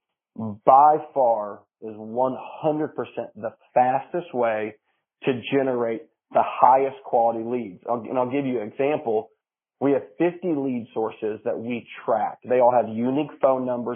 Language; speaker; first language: English; native; English